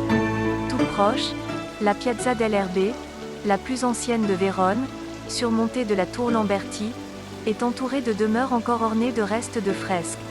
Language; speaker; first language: French; native; French